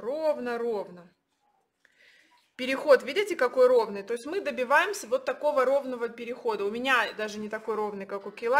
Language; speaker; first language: Russian; native; Russian